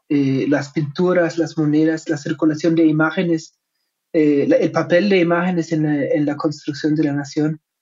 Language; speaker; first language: Spanish; non-native, fluent; German